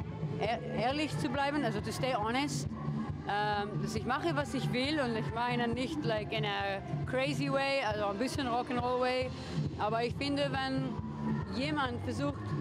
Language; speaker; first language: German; non-native, learner; English